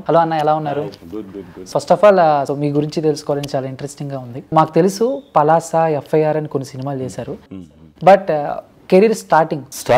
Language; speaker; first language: Telugu; native; Telugu